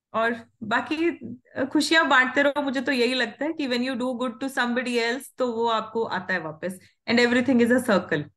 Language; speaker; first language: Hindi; non-native, local second language; Punjabi